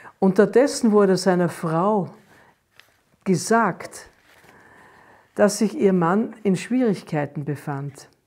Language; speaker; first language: German; native; German